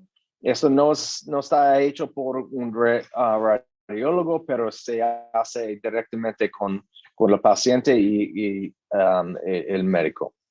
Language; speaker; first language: Spanish; non-native, learner; English